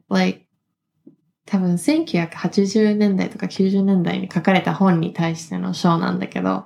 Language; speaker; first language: Japanese; early bilingual, heritage; Japanese